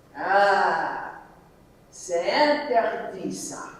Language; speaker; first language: French; non-native, learner; English